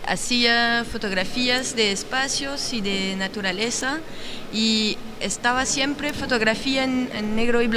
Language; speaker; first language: Spanish; non-native, learner; French